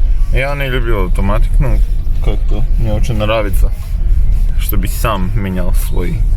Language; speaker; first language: Russian; non-native, fluent; Serbian